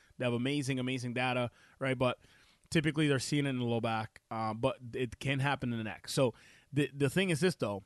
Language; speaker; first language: English; non-native, fluent; Spanish